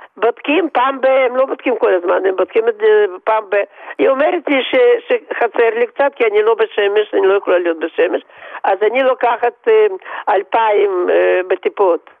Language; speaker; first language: Hebrew; non-native, fluent; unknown